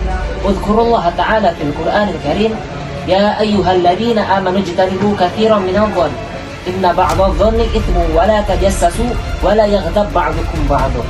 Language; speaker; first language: Arabic; non-native, learner; Indonesian